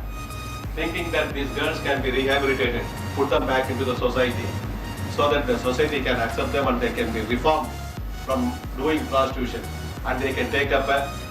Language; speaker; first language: English; non-native, local second language; Tamil